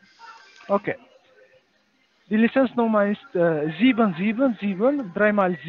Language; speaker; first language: German; non-native, learner; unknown